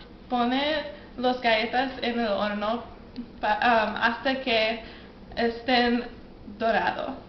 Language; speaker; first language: Spanish; non-native, learner; English